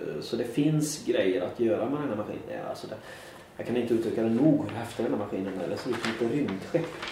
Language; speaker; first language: Swedish; native; Swedish